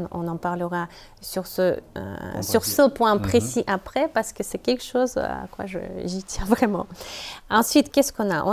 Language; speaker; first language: French; non-native, fluent; Russian